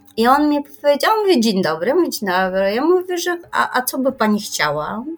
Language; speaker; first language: Polish; non-native, fluent; Kyrgyz